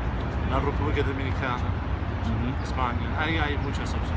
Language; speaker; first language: Spanish; non-native, fluent; English